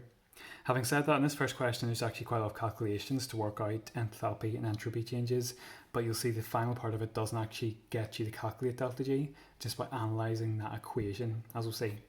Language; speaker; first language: English; native; English